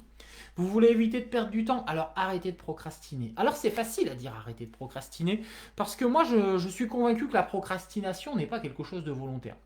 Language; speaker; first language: French; native; French